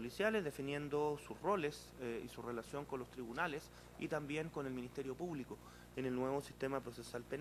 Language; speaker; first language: Spanish; native; Spanish